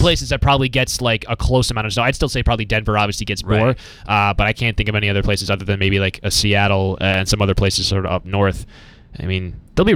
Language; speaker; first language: English; native; English